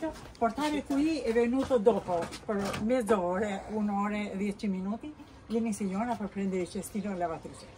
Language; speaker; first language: Italian; non-native, learner; Albanian